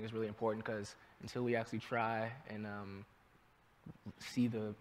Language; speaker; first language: English; native; English